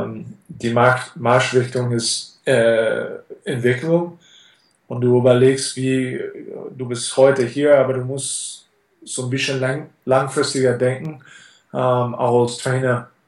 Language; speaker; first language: German; non-native, fluent; English